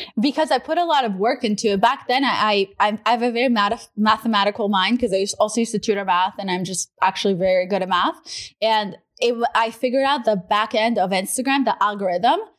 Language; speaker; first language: English; non-native, fluent; Russian